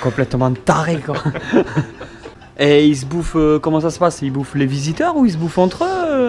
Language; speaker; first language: French; native; French